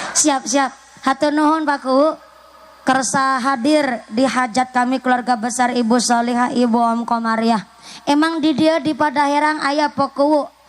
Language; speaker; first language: Indonesian; non-native, local second language; Javanese